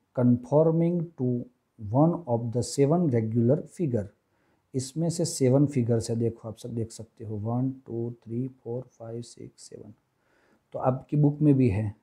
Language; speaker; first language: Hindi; non-native, local second language; Gujarati